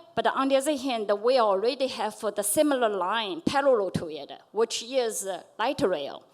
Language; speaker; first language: English; non-native, fluent; Chinese